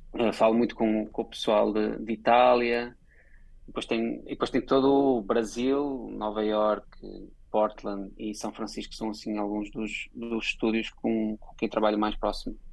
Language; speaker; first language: Portuguese; native; Portuguese